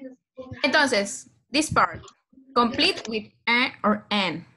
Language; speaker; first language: English; non-native, fluent; Spanish